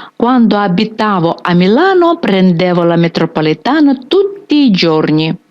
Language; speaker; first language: Italian; non-native, fluent; Ukrainian